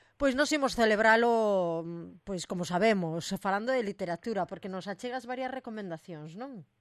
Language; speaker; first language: Galician; native; Galician